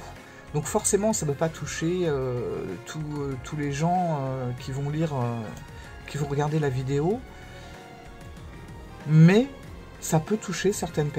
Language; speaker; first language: French; native; French